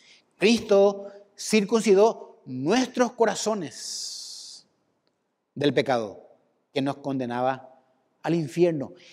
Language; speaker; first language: Spanish; native; Spanish